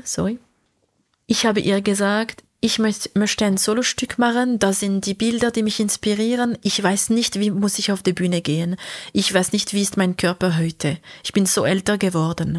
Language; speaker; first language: German; non-native, local second language; French